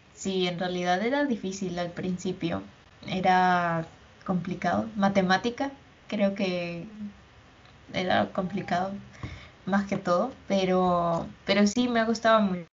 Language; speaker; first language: Spanish; native; Spanish